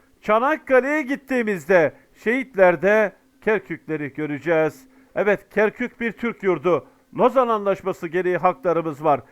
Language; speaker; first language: Turkish; native; Turkish